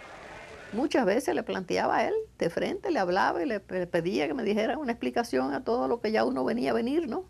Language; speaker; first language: Spanish; native; Spanish